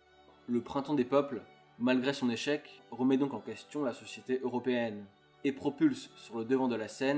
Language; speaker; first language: French; native; French